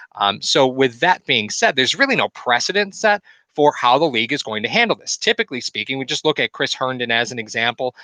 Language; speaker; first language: English; native; English